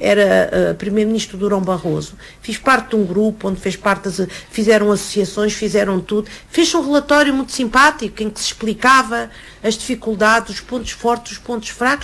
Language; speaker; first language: Portuguese; native; Portuguese